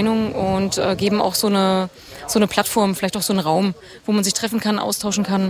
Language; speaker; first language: German; native; German